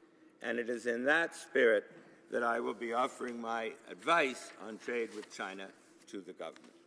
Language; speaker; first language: English; native; English